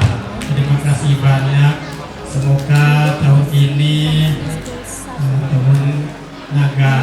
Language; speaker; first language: Indonesian; non-native, learner; Thai